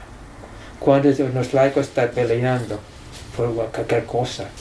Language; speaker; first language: Spanish; non-native, fluent; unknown